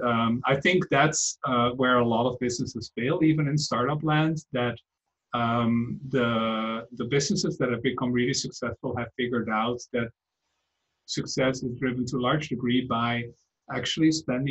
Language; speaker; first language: English; non-native, fluent; Dutch